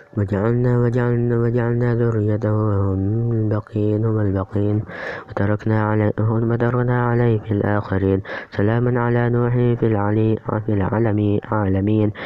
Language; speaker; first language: Arabic; non-native, learner; Indonesian